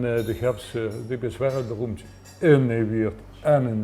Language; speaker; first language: Dutch; native; Dutch